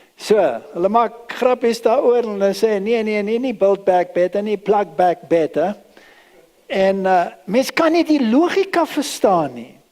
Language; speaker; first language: Afrikaans; early bilingual, other home language; German